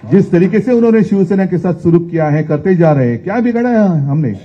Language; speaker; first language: Hindi; non-native, local second language; Marathi